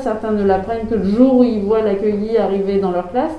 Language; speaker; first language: French; native; French